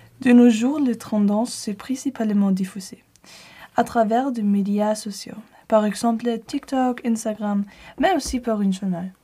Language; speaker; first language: French; non-native, learner; German